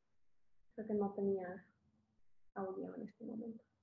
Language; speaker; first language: Spanish; non-native, fluent; English